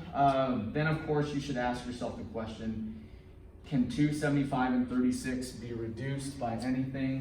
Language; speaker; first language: English; native; English